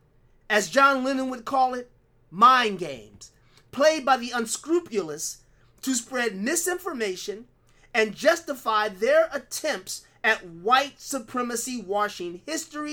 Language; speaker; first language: English; native; English